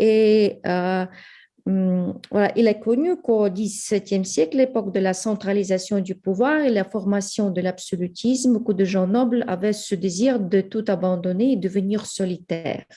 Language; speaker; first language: French; non-native, fluent; Ukrainian